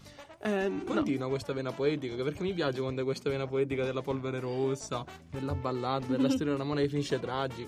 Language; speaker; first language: Italian; native; Italian